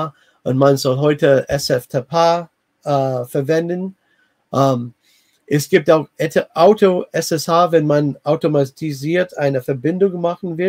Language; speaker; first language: German; non-native, fluent; English